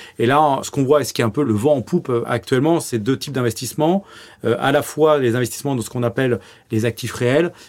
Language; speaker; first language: French; native; French